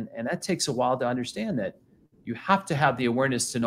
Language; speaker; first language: English; native; English